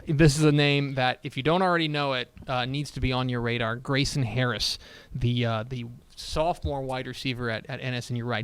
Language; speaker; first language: English; native; English